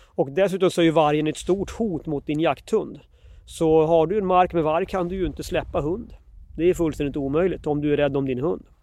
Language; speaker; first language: Swedish; native; Swedish